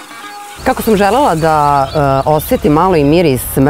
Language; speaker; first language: Serbian; native; Serbian